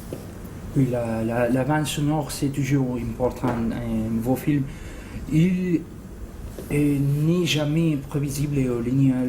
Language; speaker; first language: French; non-native, fluent; Spanish